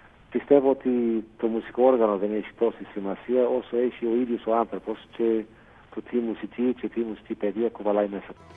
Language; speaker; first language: Greek; non-native, fluent; English